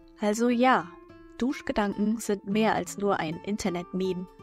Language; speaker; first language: German; native; German